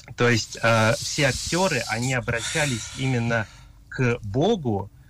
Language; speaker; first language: Russian; early bilingual, heritage; Russian